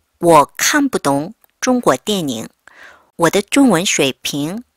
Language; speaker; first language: Chinese; non-native, fluent; Korean